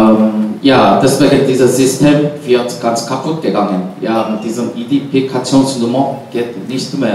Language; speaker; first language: German; non-native, learner; Korean